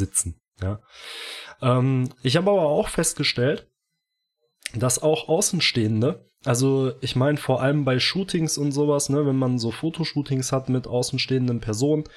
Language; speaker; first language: German; native; German